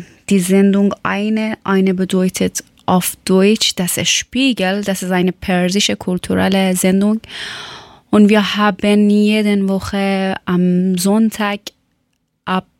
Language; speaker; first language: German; non-native, fluent; Persian